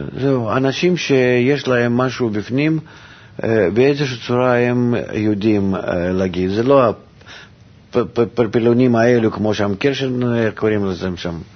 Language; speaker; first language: Hebrew; non-native, fluent; Russian